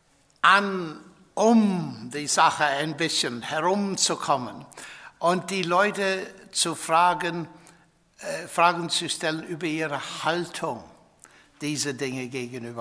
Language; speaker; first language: German; non-native, fluent; English